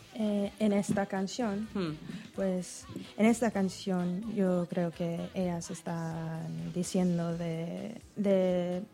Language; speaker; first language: Spanish; non-native, learner; English